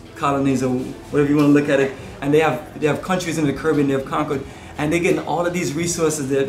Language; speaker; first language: English; native; English